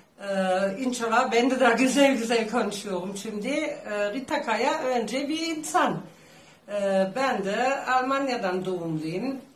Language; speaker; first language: Turkish; non-native, learner; German